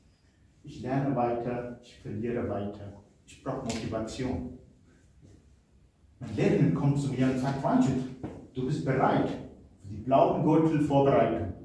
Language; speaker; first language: German; non-native, fluent; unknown